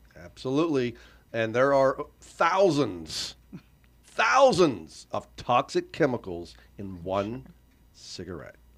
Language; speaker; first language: English; native; English